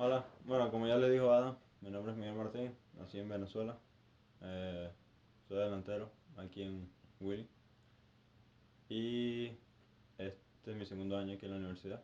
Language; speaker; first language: Spanish; native; Spanish